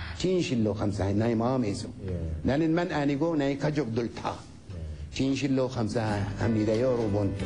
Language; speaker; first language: Korean; non-native, learner; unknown